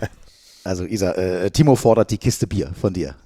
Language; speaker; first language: German; native; German